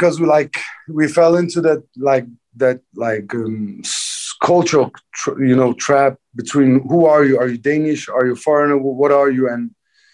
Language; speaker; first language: English; non-native, fluent; Danish